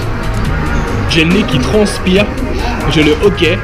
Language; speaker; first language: French; native; French